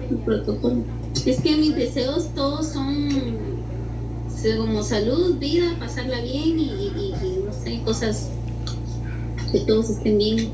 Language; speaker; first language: Spanish; native; Spanish